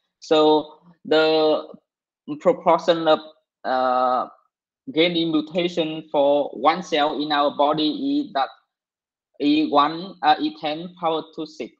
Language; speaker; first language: English; non-native, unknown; Vietnamese